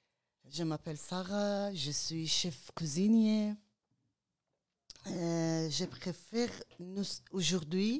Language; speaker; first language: French; non-native, learner; Persian